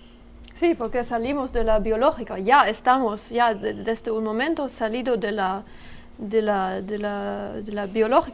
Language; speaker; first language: Spanish; non-native, learner; French